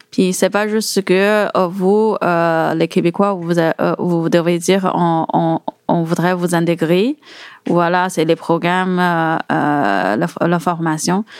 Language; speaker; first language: French; non-native, fluent; Chinese